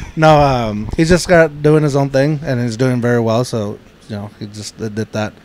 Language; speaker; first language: English; native; English